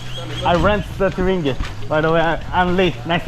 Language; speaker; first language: English; non-native, learner; Korean